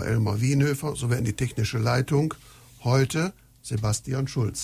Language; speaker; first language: German; native; German